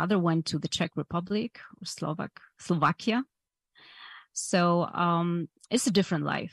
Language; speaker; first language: English; non-native, fluent; Polish